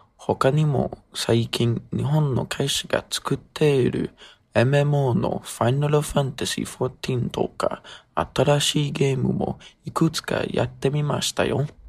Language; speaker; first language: Japanese; non-native, learner; English